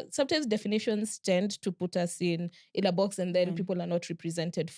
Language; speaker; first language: English; non-native, local second language; Swahili